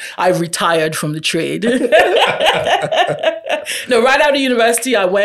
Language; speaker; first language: English; non-native, local second language; Yoruba